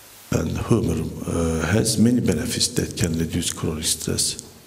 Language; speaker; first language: English; non-native, fluent; Turkish